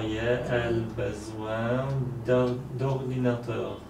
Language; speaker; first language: French; non-native, learner; Polish